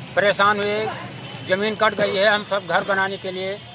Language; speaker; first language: Hindi; native; Hindi